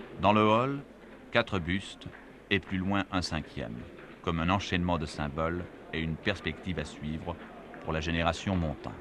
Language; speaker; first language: French; native; French